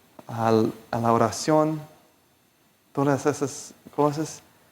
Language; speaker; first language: Spanish; non-native, fluent; Portuguese